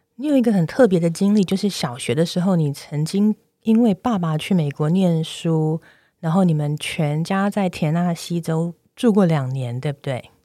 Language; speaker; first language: Chinese; native; Chinese